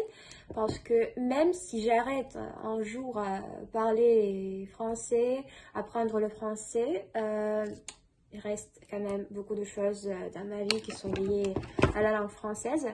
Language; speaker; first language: French; non-native, fluent; Russian